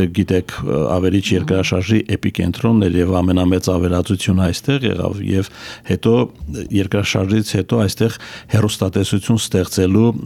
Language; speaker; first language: Armenian; native; Armenian